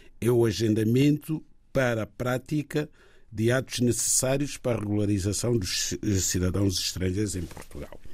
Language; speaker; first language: Portuguese; native; Portuguese